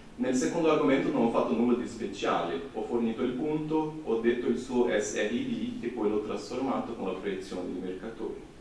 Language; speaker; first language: Italian; non-native, fluent; Portuguese